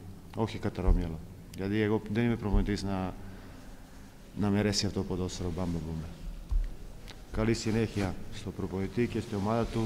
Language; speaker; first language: Greek; non-native, fluent; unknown